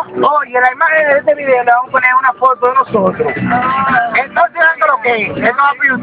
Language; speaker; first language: Spanish; native; Spanish